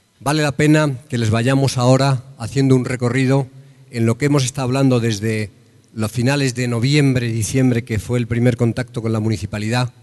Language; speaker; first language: Spanish; native; Spanish